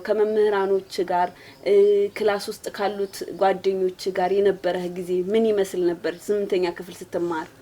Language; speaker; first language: Amharic; non-native, local second language; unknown